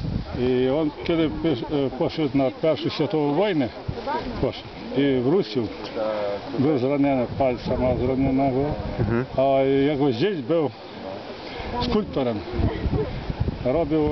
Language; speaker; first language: Polish; early bilingual, heritage; Polish